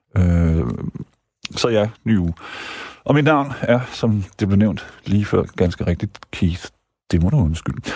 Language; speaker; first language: Danish; native; Danish